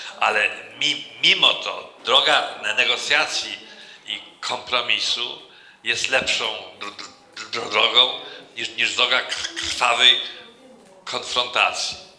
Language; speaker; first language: Polish; native; Polish